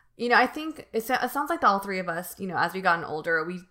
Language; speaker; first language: English; native; English